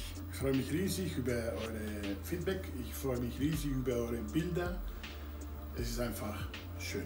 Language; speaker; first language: German; non-native, fluent; Italian